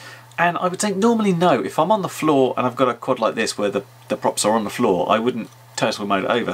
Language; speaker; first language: English; native; English